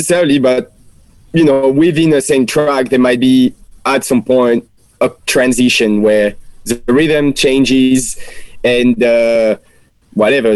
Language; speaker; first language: English; non-native, fluent; French